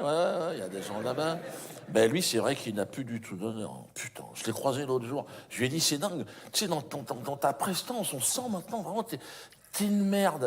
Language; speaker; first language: French; native; French